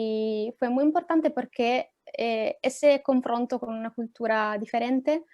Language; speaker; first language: Spanish; non-native, fluent; Italian